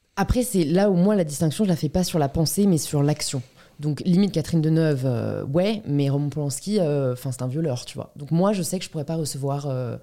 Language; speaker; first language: French; native; French